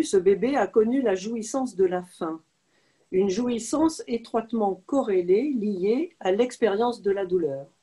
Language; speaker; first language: French; native; French